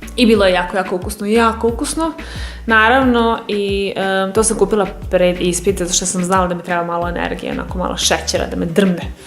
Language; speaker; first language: Serbian; native; Serbian